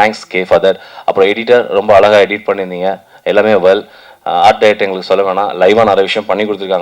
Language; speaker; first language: Tamil; native; Tamil